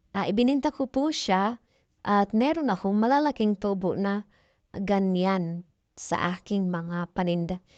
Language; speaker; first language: Filipino; non-native, local second language; Cebuano